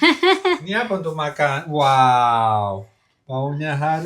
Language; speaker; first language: Indonesian; non-native, learner; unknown